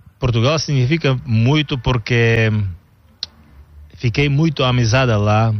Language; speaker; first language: Portuguese; non-native, learner; Bulgarian